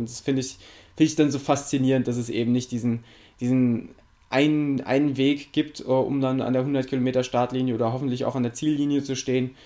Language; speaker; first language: German; native; German